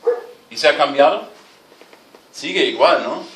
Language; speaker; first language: Spanish; non-native, fluent; German